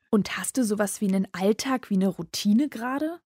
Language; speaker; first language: German; native; German